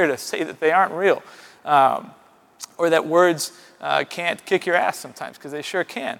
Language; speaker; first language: English; native; English